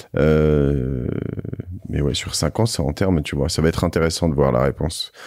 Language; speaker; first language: French; native; French